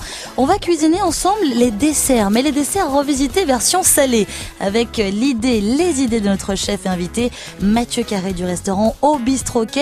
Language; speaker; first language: French; native; French